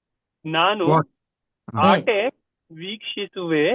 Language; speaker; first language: Kannada; non-native, learner; Telugu